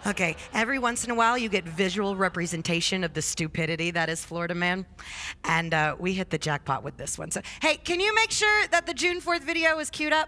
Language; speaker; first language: English; native; English